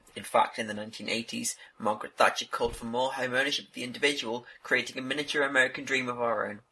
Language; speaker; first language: English; native; English